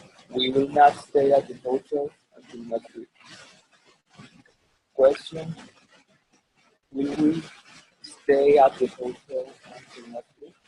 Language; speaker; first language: English; non-native, learner; Spanish